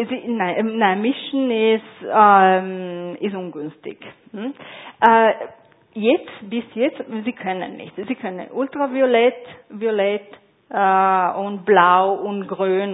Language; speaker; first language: German; non-native, fluent; Italian